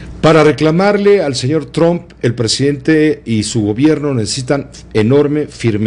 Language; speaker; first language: Spanish; native; Spanish